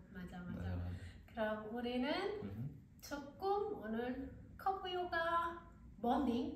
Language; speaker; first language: Korean; non-native, learner; English